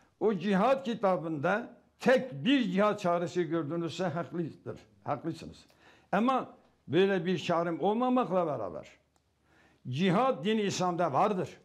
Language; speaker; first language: Turkish; non-native, local second language; Kurdish